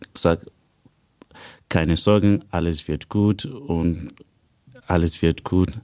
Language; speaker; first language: German; non-native, learner; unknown